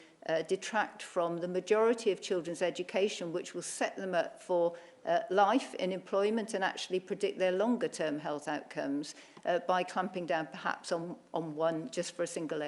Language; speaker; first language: English; native; English